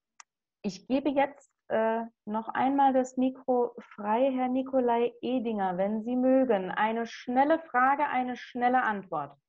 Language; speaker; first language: German; native; German